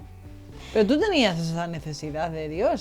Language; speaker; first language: Spanish; native; Spanish